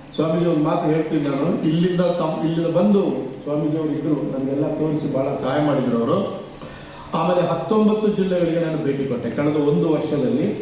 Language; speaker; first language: Kannada; non-native, local second language; Tulu